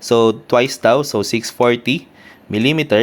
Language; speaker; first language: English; non-native, local second language; Filipino